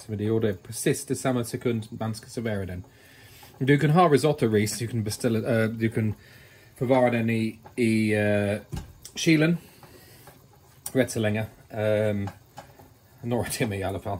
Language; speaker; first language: Swedish; non-native, fluent; English